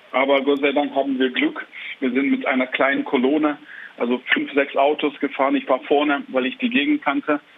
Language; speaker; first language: German; non-native, fluent; Ukrainian